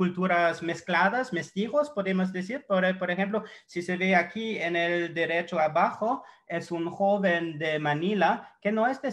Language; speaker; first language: Spanish; non-native, fluent; English